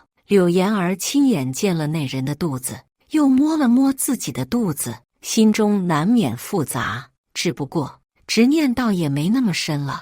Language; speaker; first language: Chinese; native; Chinese